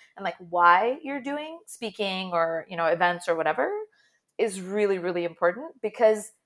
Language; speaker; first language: English; non-native, fluent; Arabic